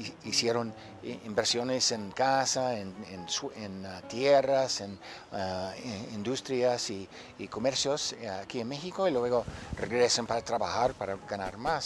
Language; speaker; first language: Spanish; non-native, fluent; English